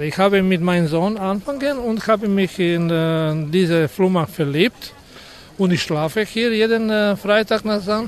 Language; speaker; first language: German; non-native, learner; Croatian